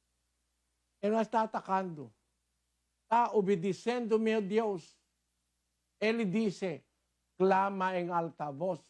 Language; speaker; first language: Portuguese; non-native, learner; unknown